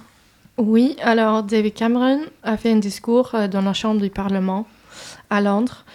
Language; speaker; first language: French; non-native, fluent; English